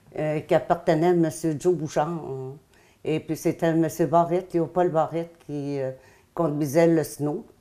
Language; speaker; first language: French; native; French